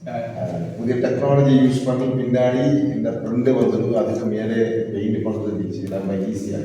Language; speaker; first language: Tamil; non-native, local second language; Malayalam